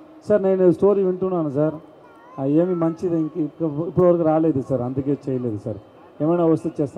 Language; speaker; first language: Telugu; non-native, learner; Tamil